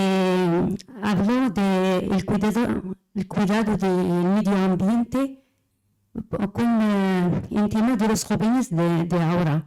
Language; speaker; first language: Spanish; non-native, fluent; Arabic